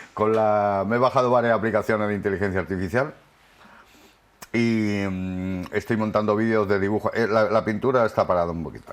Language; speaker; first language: Spanish; native; Spanish